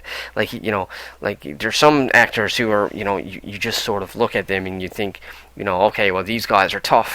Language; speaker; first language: English; native; English